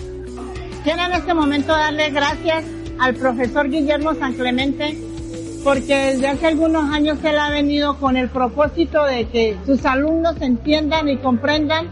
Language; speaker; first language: Spanish; native; Spanish